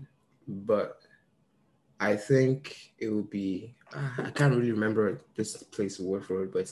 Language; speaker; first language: English; non-native, local second language; Yoruba